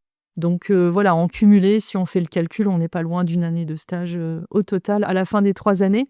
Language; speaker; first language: French; native; French